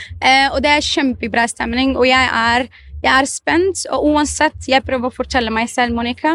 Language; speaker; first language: Norwegian; non-native, fluent; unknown